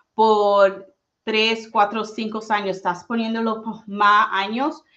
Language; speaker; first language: Spanish; early bilingual, heritage; Spanish